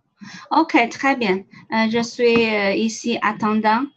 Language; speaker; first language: French; non-native, learner; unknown